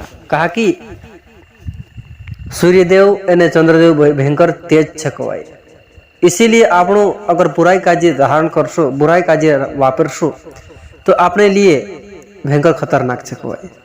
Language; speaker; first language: Hindi; non-native, local second language; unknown